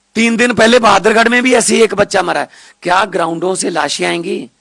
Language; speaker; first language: Hindi; non-native, local second language; Punjabi